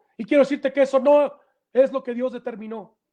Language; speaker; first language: Spanish; native; Spanish